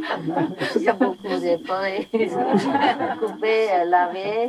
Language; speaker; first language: French; non-native, learner; Vietnamese